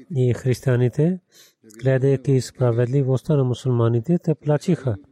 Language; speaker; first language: Bulgarian; non-native, learner; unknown